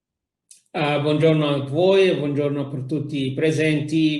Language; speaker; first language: Italian; non-native, fluent; Arabic